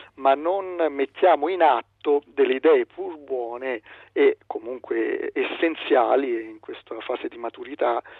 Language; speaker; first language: Italian; native; Italian